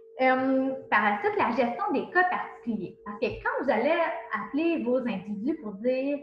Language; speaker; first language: French; native; French